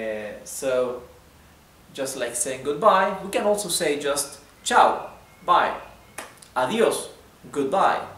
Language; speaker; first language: English; non-native, fluent; Spanish